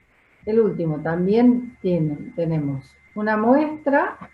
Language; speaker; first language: Spanish; native; Spanish